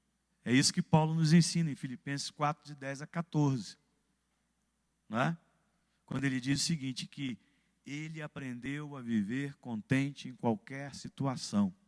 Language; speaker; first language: Portuguese; native; Portuguese